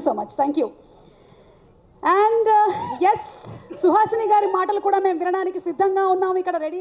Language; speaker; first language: Telugu; native; Telugu